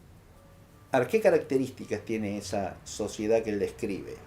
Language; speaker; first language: Spanish; native; Spanish